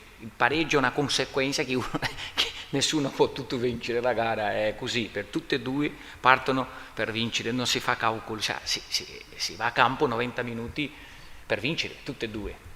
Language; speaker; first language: Italian; non-native, learner; Portuguese